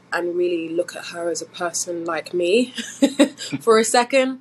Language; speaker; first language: English; native; English